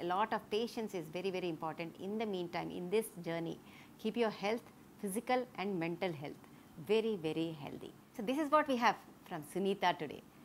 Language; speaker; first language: English; non-native, local second language; Telugu